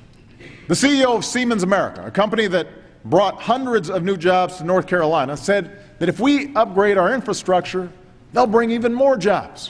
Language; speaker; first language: English; native; English